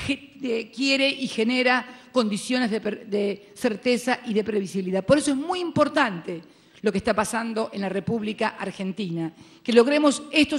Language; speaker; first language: Spanish; native; Spanish